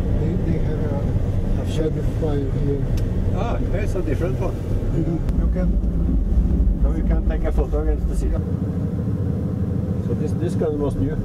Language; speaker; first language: English; non-native, learner; Arabic